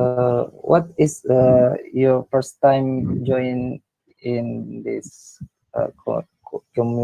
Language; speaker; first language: English; non-native, learner; Indonesian